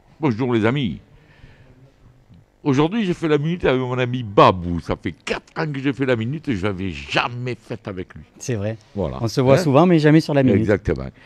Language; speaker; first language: French; native; French